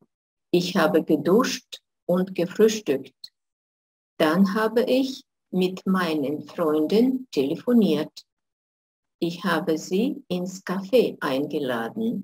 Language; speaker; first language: German; non-native, fluent; Russian